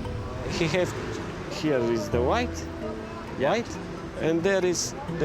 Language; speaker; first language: English; non-native, learner; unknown